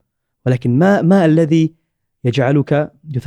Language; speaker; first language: Arabic; non-native, learner; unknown